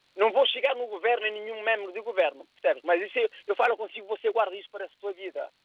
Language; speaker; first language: Portuguese; non-native, local second language; Kabuverdianu